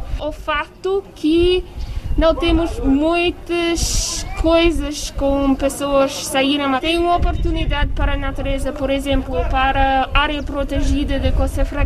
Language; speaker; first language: Portuguese; non-native, learner; English